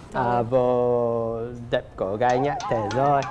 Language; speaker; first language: Vietnamese; non-native, learner; Italian